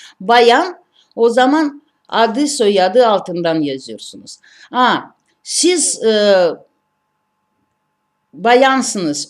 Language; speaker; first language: Turkish; non-native, learner; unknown